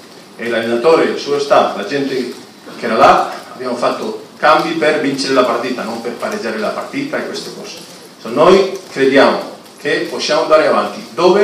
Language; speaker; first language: Italian; non-native, fluent; Spanish